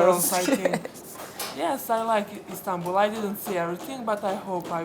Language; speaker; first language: English; non-native, fluent; Serbian